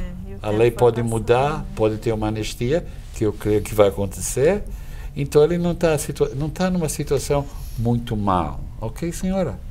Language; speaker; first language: Portuguese; non-native, fluent; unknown